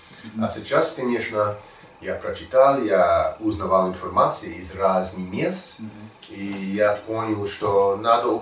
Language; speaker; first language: Russian; non-native, learner; English